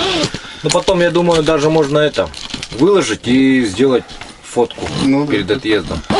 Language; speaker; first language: Russian; native; Russian